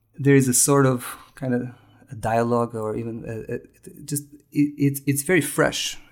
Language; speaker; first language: English; non-native, fluent; Albanian